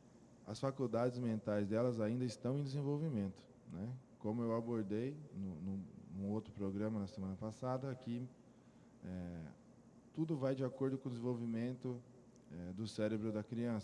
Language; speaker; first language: Portuguese; native; Portuguese